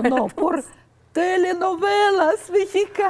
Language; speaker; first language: Spanish; non-native, fluent; Russian